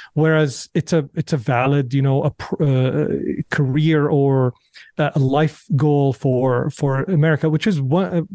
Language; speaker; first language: English; non-native, fluent; Arabic